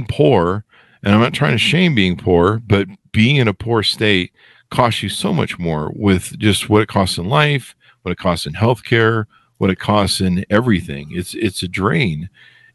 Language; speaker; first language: English; native; English